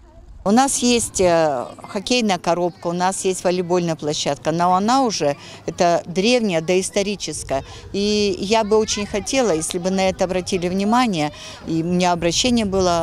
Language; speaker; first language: Russian; native; Russian